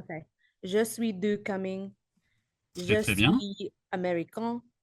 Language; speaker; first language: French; non-native, learner; English